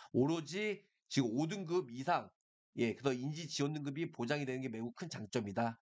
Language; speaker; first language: Korean; native; Korean